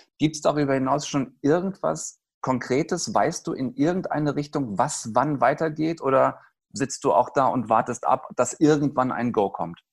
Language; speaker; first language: German; native; German